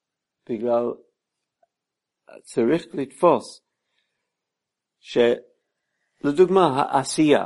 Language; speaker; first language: Hebrew; non-native, fluent; English